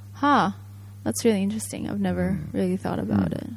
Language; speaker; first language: English; non-native, fluent; Japanese